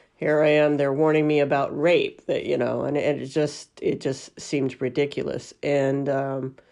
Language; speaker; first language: English; native; English